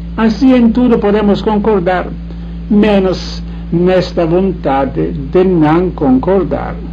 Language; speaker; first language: Portuguese; non-native, fluent; Italian